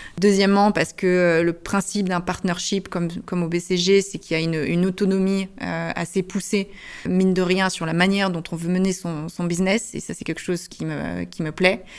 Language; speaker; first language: French; early bilingual, heritage; French